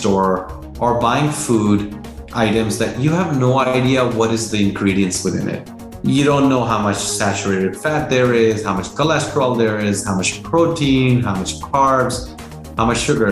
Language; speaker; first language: English; non-native, local second language; Hindi